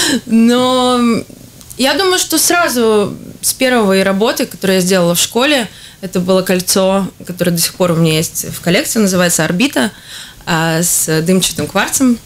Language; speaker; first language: Russian; native; Russian